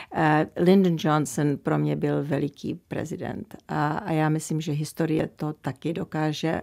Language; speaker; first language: Czech; early bilingual, heritage; Czech